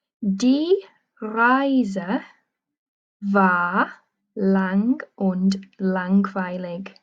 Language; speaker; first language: German; non-native, fluent; English